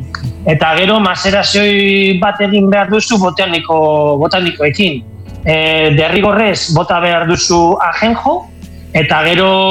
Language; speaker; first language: Basque; non-native, local second language; Spanish